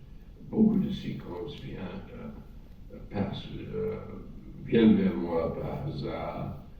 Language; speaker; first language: French; non-native, fluent; English